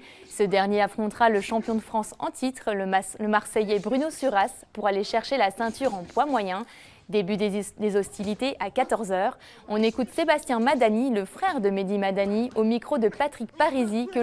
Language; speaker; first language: French; native; French